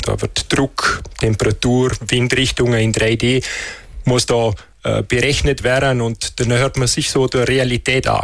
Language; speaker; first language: German; native; German